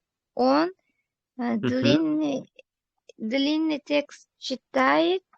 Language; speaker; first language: Russian; non-native, learner; Uzbek